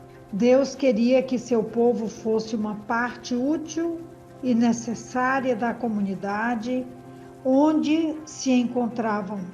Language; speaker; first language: Portuguese; native; Portuguese